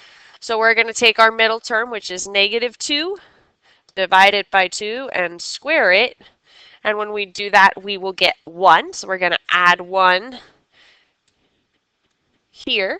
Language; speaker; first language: English; native; English